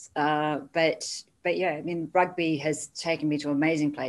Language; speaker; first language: English; native; English